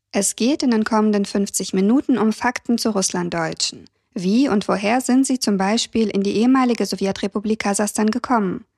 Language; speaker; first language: German; early bilingual, other home language; Russian